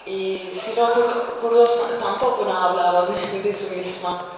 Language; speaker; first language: Spanish; non-native, fluent; Kurdish